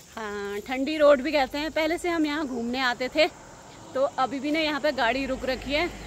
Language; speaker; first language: Hindi; native; Hindi